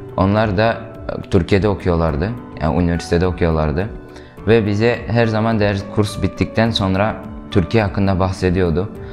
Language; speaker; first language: Turkish; non-native, fluent; Uyghur